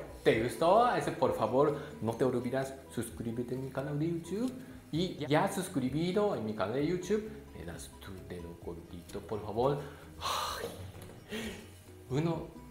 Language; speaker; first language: Spanish; non-native, learner; Japanese